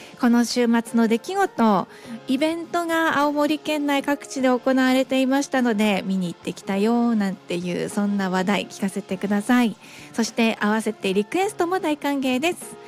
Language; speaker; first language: Japanese; native; Japanese